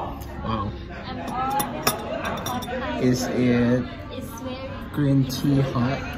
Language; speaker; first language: English; non-native, learner; Thai